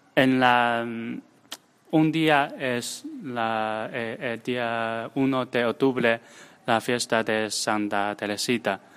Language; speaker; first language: Spanish; non-native, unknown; Chinese